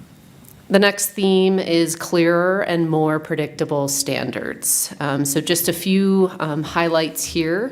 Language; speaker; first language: English; native; English